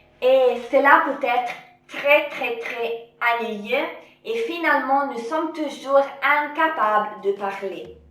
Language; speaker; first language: French; non-native, fluent; Italian